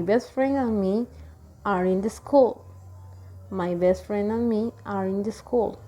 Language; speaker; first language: English; non-native, fluent; Spanish